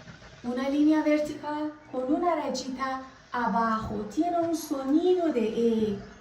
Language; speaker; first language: Spanish; non-native, fluent; Persian